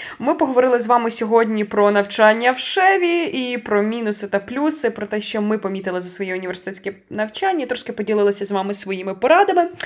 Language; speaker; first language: Ukrainian; native; Ukrainian